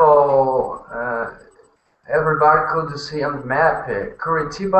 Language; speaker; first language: English; non-native, learner; Portuguese